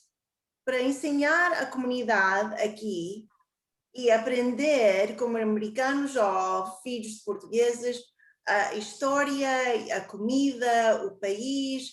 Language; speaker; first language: Portuguese; early bilingual, heritage; Portuguese